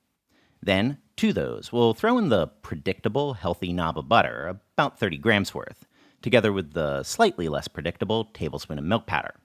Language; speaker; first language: English; native; English